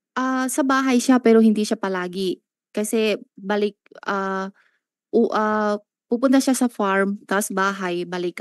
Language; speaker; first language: Filipino; non-native, learner; Chinese